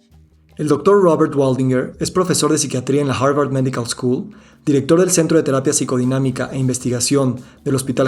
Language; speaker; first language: Spanish; native; Spanish